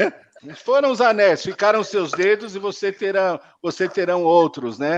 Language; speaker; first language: Portuguese; native; Portuguese